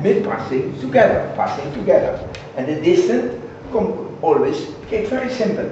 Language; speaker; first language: English; non-native, learner; Dutch